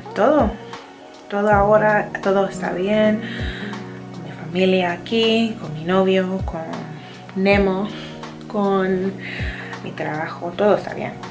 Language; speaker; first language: Spanish; non-native, learner; English